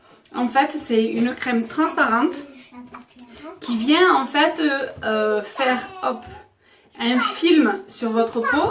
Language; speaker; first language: French; native; French